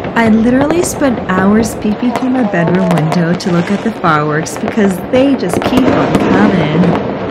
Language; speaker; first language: English; native; English